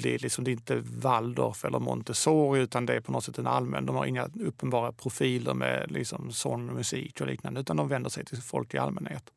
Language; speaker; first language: Swedish; native; Swedish